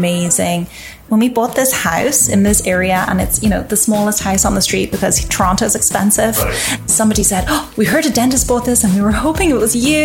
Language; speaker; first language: English; native; English